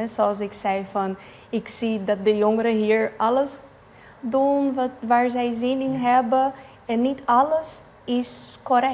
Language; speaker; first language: Dutch; non-native, fluent; Portuguese